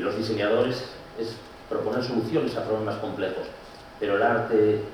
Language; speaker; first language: Spanish; native; Spanish